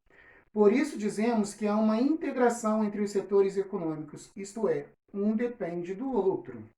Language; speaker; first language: Portuguese; native; Portuguese